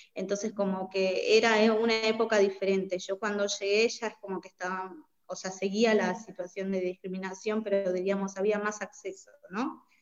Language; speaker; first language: Spanish; native; Spanish